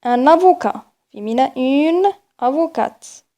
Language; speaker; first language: French; non-native, local second language; Arabic